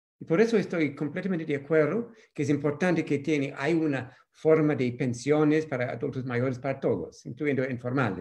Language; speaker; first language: Spanish; non-native, fluent; English